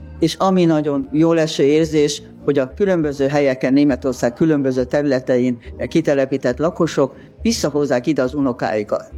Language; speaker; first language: Hungarian; native; Hungarian